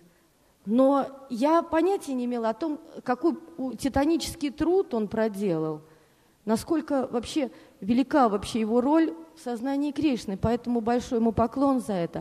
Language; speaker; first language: Russian; native; Russian